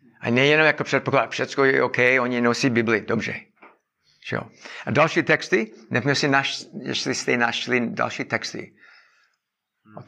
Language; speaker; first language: Czech; non-native, learner; English